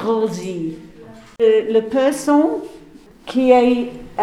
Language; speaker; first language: French; non-native, learner; English